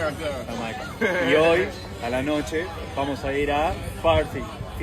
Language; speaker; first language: Spanish; native; Spanish